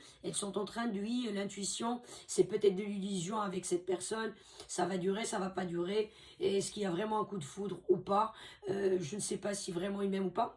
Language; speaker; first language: French; native; French